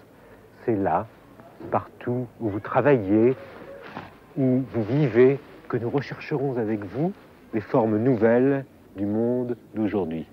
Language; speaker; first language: French; native; French